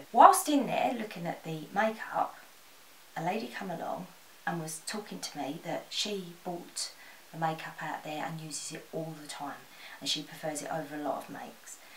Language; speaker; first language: English; native; English